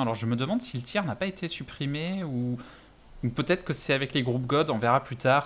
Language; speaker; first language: French; native; French